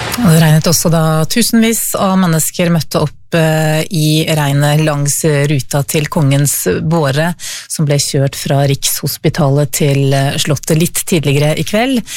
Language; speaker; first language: Norwegian; native; Norwegian